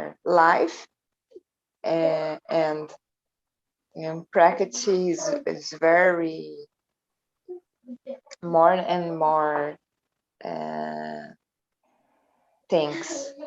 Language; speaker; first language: English; non-native, learner; Portuguese